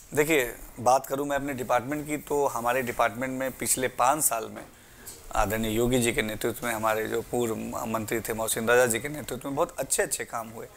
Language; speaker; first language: Hindi; native; Hindi